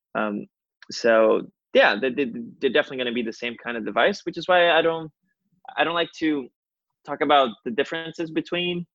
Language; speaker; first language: English; non-native, fluent; Portuguese